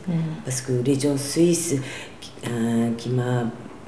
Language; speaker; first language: French; non-native, learner; Japanese